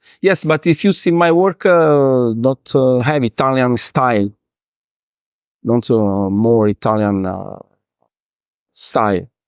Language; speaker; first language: English; non-native, learner; Italian